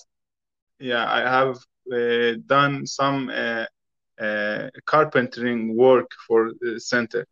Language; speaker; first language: English; non-native, fluent; Persian